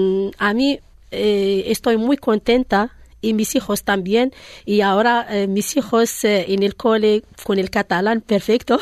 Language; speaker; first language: Spanish; non-native, learner; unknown